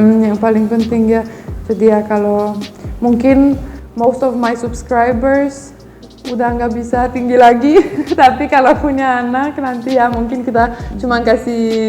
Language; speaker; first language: Indonesian; non-native, fluent; Romanian